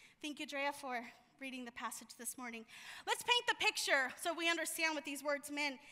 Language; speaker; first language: English; early bilingual, other home language; Spanish